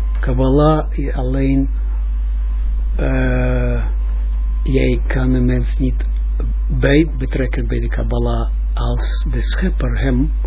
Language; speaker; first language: Dutch; non-native, fluent; Russian